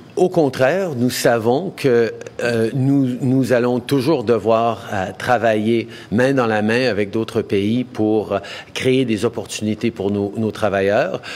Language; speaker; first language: French; native; French